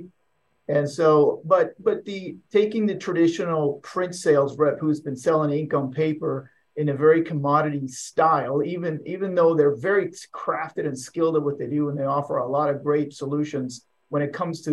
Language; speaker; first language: English; non-native, fluent; Swedish